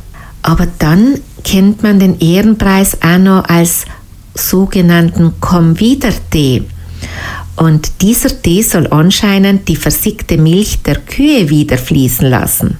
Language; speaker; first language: German; native; German